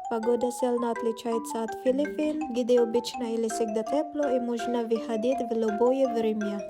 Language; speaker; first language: Russian; non-native, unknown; Waray